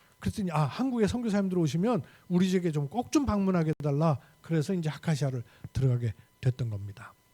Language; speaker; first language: Korean; native; Korean